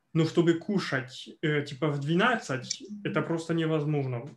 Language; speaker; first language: Russian; non-native, fluent; French